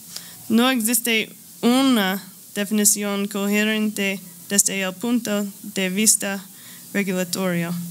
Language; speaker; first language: Spanish; non-native, learner; English